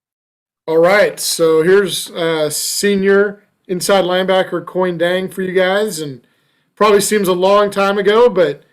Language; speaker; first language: English; native; English